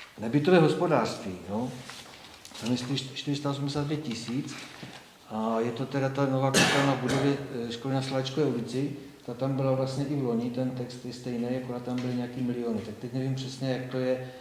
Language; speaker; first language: Czech; native; Czech